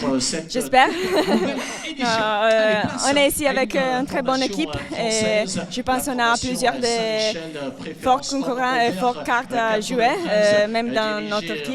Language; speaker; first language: French; non-native, fluent; Italian